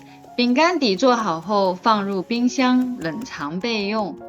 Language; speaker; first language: Chinese; native; Chinese